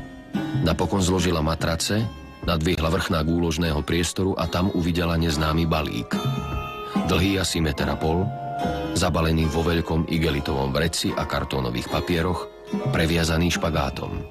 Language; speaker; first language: Slovak; native; Slovak